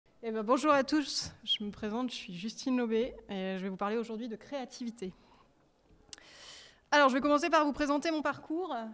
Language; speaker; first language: French; native; French